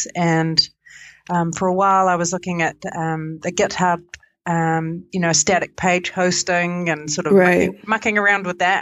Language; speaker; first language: English; native; English